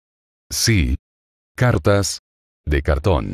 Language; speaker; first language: Spanish; native; Spanish